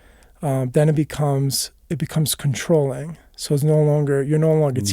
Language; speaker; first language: English; native; English